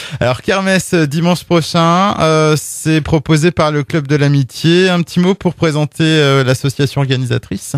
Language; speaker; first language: French; native; French